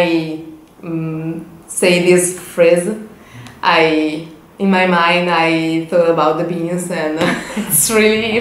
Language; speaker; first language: English; non-native, learner; Italian